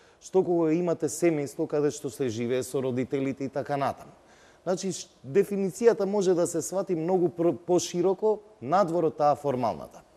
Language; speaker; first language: Macedonian; non-native, local second language; Albanian